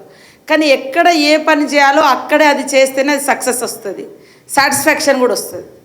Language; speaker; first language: Telugu; native; Telugu